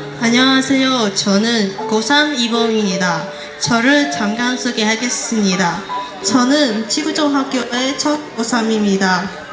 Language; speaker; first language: Korean; non-native, fluent; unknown